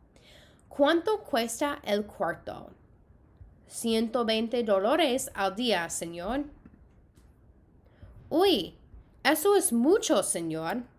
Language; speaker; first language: Spanish; non-native, fluent; English